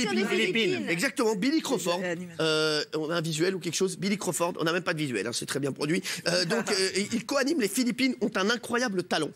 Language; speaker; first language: French; native; French